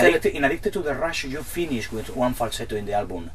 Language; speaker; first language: English; non-native, learner; Spanish